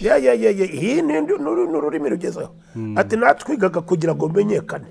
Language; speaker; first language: Kinyarwanda; early bilingual, heritage; Kinyarwanda